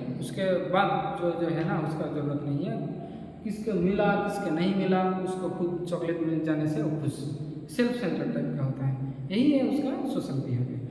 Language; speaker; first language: Hindi; non-native, local second language; Bangla